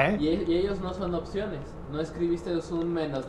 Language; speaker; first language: Spanish; native; Spanish